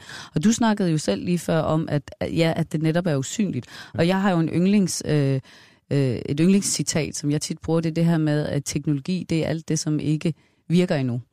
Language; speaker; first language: Danish; native; Danish